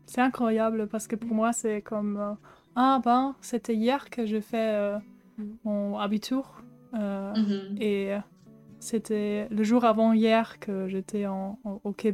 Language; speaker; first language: French; non-native, fluent; German